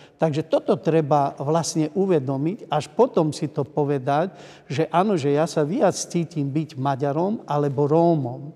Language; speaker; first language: Slovak; non-native, local second language; Hungarian